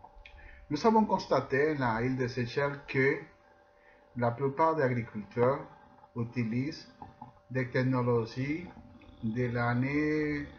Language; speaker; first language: French; non-native, fluent; Spanish